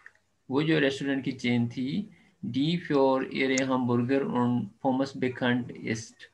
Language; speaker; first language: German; non-native, fluent; Urdu